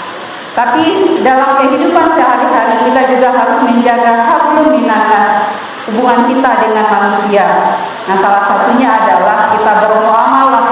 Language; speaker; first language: Indonesian; native; Indonesian